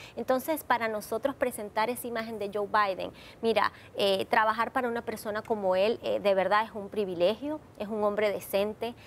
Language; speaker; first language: Spanish; native; Spanish